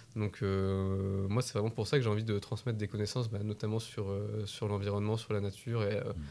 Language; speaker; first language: French; native; French